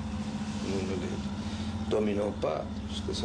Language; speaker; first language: French; non-native, fluent; Spanish